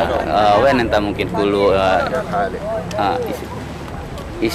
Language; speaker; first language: Arabic; non-native, learner; Indonesian